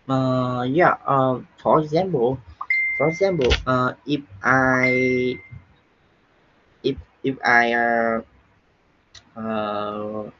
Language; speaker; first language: English; non-native, learner; Vietnamese